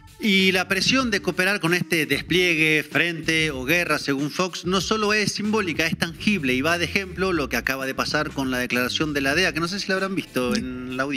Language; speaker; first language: Spanish; native; Spanish